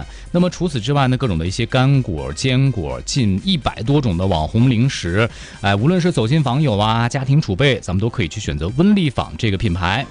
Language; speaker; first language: Chinese; native; Chinese